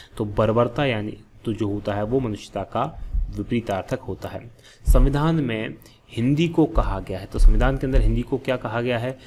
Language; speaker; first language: Hindi; native; Hindi